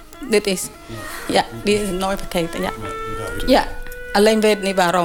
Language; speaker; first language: Dutch; non-native, learner; Khmer